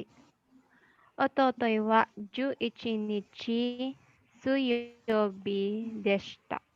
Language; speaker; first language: Japanese; non-native, learner; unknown